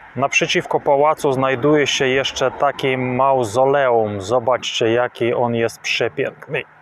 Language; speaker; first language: Polish; non-native, fluent; Russian